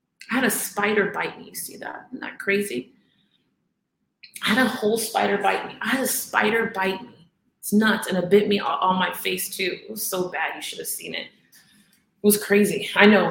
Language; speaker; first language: English; early bilingual, other home language; Spanish